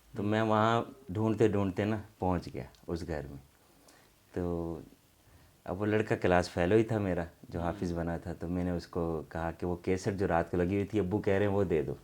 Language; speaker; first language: Urdu; non-native, local second language; Saraiki